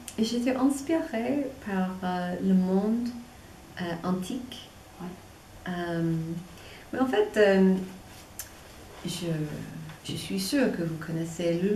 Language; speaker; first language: French; non-native, fluent; English